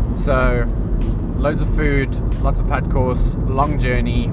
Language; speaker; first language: English; native; English